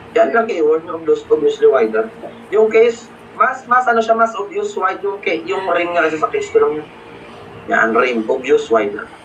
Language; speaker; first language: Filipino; non-native, local second language; Hiligaynon